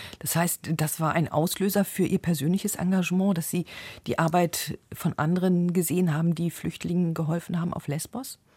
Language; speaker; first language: German; native; German